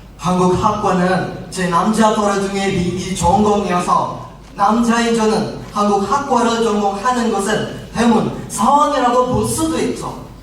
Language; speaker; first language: Korean; non-native, fluent; Indonesian